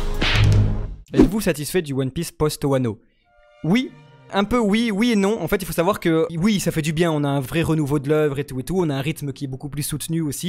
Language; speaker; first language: French; native; French